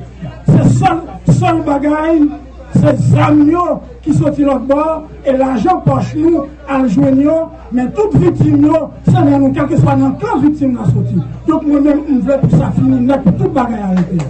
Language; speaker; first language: French; non-native, local second language; Haitian Creole